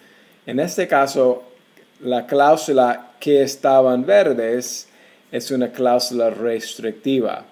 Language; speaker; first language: Spanish; non-native, fluent; English